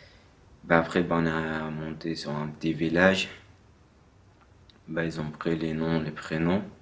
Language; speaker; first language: French; non-native, learner; Arabic